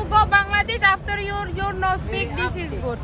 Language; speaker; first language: English; non-native, learner; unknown